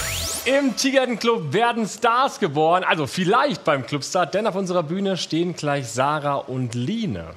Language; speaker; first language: German; native; German